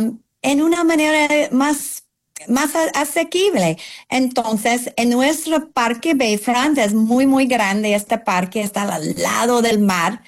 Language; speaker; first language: Spanish; non-native, fluent; English